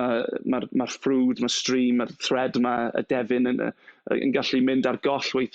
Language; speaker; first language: Welsh; non-native, local second language; English